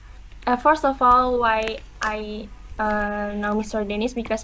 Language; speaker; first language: English; non-native, learner; Indonesian